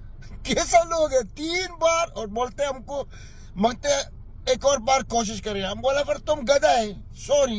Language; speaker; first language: Hindi; non-native, learner; Arabic